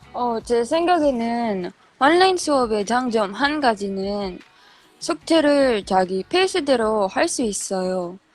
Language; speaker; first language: Korean; non-native, learner; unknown